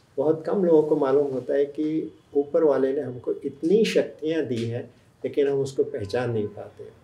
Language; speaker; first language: Hindi; native; Hindi